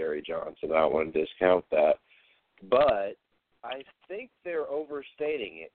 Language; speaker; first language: English; native; English